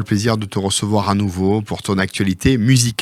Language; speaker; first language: French; native; French